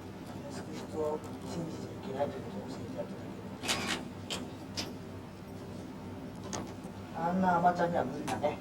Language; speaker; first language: Japanese; native; Japanese